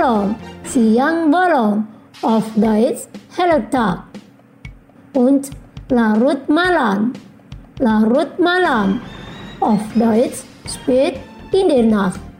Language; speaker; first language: German; non-native, learner; Indonesian